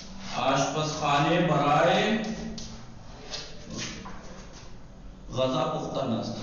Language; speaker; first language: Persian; non-native, fluent; Urdu